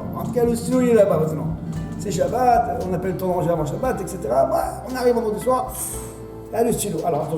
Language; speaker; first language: French; native; French